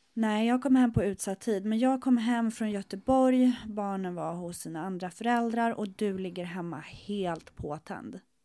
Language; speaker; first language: Swedish; early bilingual, other home language; Spanish